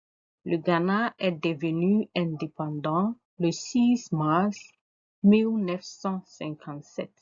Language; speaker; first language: French; non-native, fluent; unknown